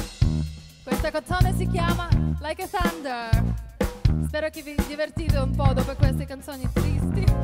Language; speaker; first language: Italian; non-native, learner; Russian